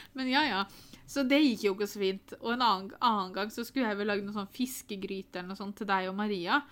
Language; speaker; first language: Norwegian; native; Norwegian